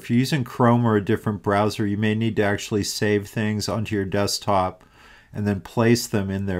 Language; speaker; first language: English; native; English